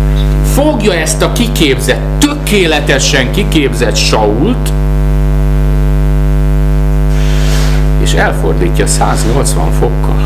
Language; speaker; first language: Hungarian; native; Hungarian